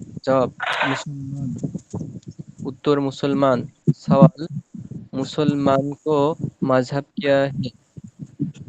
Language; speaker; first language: Hindi; non-native, learner; Bangla